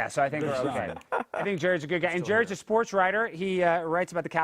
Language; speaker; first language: English; native; English